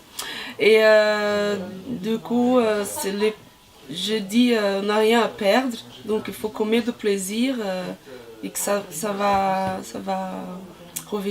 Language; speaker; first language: French; non-native, fluent; Portuguese